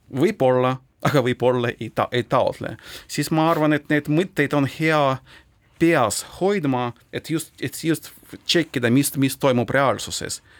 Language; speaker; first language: Estonian; non-native, local second language; Russian